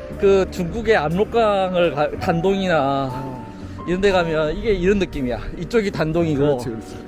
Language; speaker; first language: Korean; native; Korean